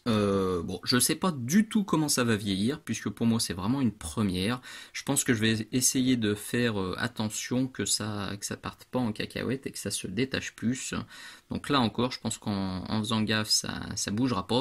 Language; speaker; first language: French; native; French